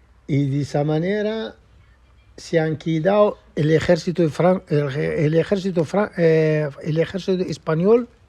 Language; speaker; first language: Spanish; non-native, fluent; Arabic